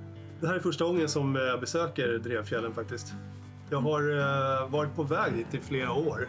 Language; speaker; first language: Swedish; native; Swedish